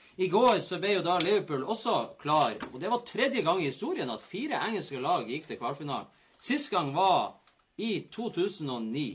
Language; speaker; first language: Norwegian; native; Norwegian